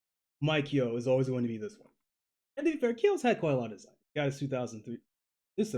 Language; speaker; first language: English; native; English